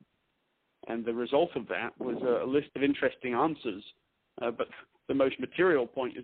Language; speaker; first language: English; native; English